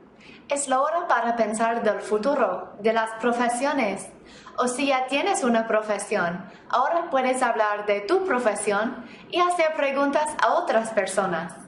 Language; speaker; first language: Spanish; non-native, fluent; English